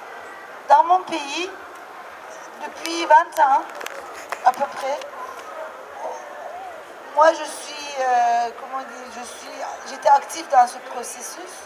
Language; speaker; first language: French; non-native, fluent; Turkish